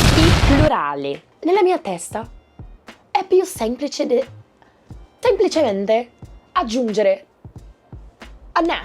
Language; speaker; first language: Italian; non-native, learner; Portuguese